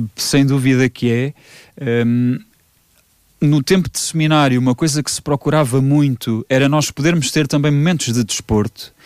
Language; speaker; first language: Portuguese; native; Portuguese